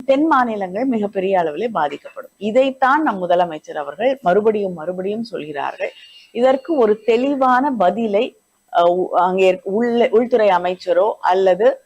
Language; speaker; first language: Tamil; native; Tamil